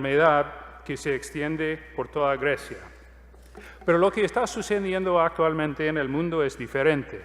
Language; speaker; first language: Spanish; non-native, fluent; English